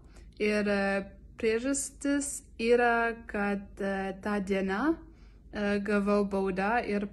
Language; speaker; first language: Lithuanian; non-native, learner; French